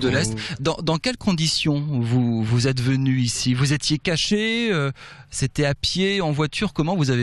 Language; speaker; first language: French; native; French